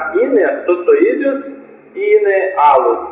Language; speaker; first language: Greek; non-native, fluent; Portuguese